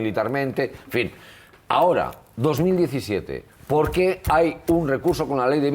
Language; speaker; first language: Spanish; native; Spanish